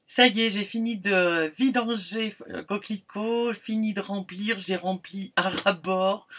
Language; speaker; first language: French; native; French